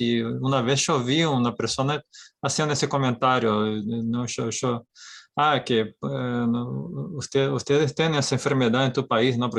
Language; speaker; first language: Spanish; non-native, fluent; Portuguese